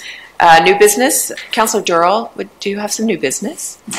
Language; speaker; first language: English; native; English